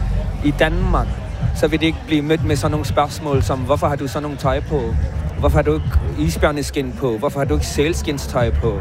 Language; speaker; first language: Danish; non-native, local second language; Kalaallisut